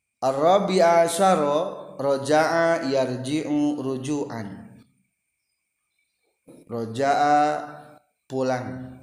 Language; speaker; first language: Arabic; non-native, fluent; Indonesian